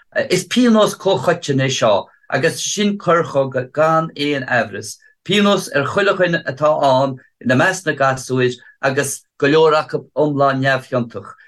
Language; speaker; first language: Irish; native; Irish